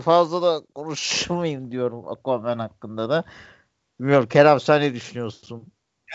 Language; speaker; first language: Turkish; native; Turkish